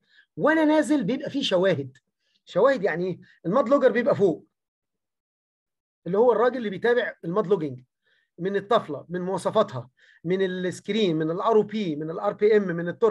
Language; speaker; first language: Arabic; native; Arabic